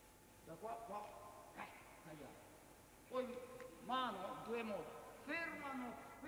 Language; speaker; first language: Italian; non-native, learner; Japanese